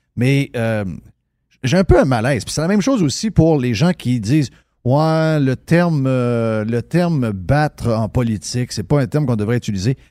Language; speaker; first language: French; native; French